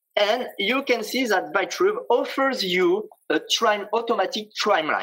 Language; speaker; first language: English; non-native, fluent; French